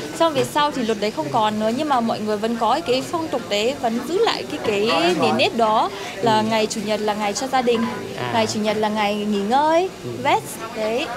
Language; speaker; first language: Vietnamese; early bilingual, heritage; Vietnamese